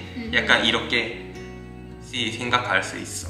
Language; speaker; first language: Korean; non-native, fluent; Japanese